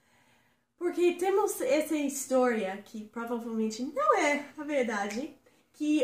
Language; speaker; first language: Portuguese; non-native, fluent; English